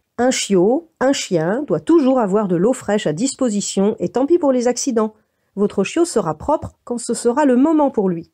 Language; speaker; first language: French; native; French